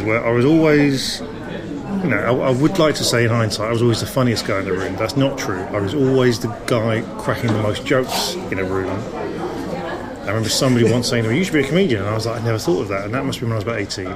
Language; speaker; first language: English; native; English